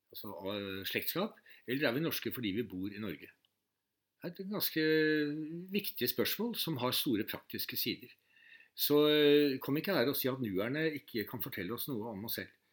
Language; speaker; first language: Norwegian; native; Norwegian